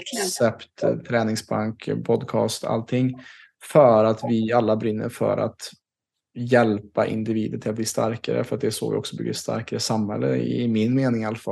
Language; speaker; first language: Swedish; native; Swedish